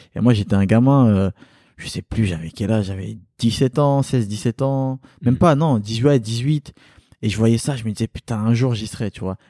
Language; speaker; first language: French; early bilingual, other home language; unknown